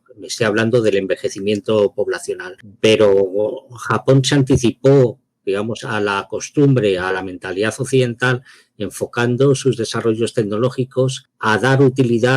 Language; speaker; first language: Spanish; native; Spanish